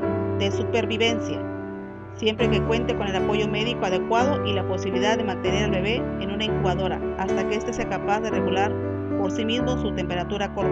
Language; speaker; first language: Spanish; native; Spanish